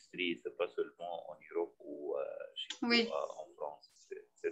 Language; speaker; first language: French; non-native, fluent; Arabic